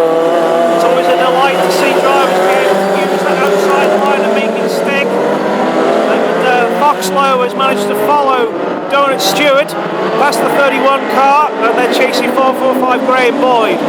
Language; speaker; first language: English; native; English